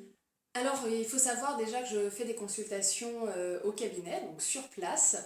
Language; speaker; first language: French; native; French